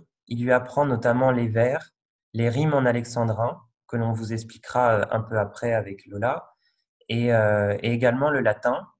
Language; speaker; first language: French; native; French